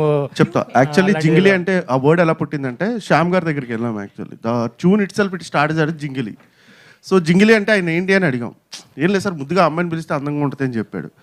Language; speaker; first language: Telugu; native; Telugu